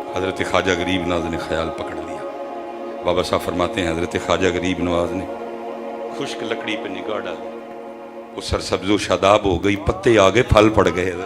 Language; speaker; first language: Urdu; non-native, local second language; Punjabi